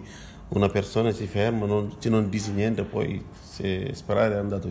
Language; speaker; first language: Italian; non-native, learner; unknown